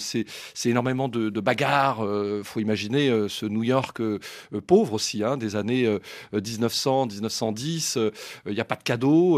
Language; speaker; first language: French; native; French